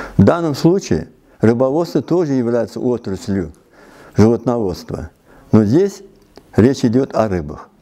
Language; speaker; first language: Russian; non-native, local second language; Uzbek